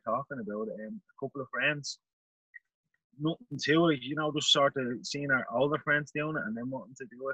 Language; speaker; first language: English; native; English